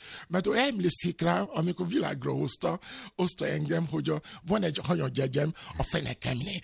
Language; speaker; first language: Hungarian; non-native, learner; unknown